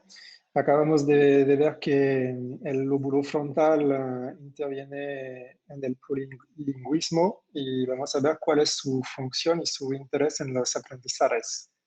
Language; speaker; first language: Spanish; non-native, fluent; French